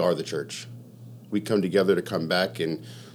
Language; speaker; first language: English; native; English